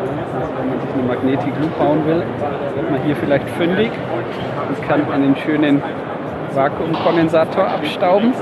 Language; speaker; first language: German; native; German